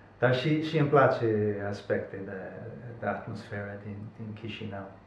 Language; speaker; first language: Romanian; non-native, fluent; English